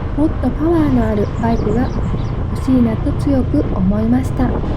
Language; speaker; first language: Japanese; non-native, fluent; Vietnamese